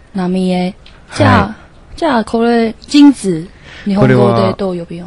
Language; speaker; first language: Japanese; non-native, learner; Chinese